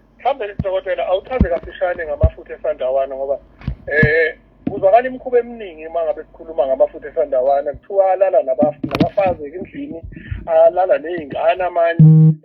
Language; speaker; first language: Zulu; native; Zulu